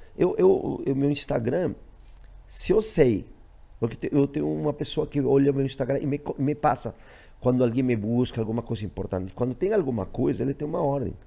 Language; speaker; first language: Portuguese; non-native, fluent; Spanish